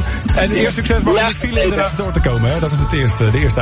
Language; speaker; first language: Dutch; native; Dutch